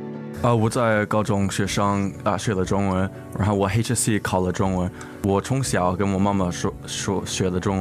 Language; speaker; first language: Chinese; early bilingual, heritage; English